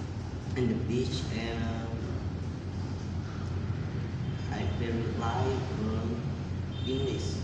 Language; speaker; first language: English; non-native, learner; Vietnamese